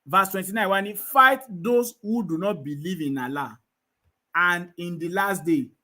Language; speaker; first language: English; non-native, local second language; Yoruba